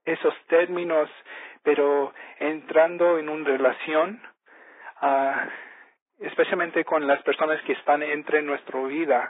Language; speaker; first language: Spanish; early bilingual, heritage; Spanish